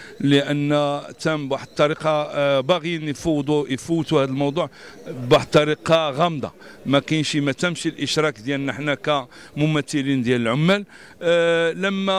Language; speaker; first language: Arabic; native; Arabic